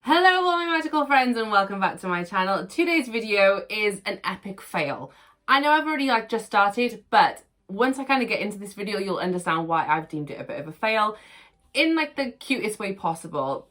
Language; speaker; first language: English; native; English